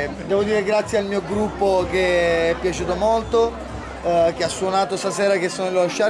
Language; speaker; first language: Italian; native; Italian